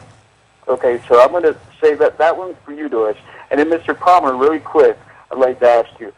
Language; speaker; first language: English; native; English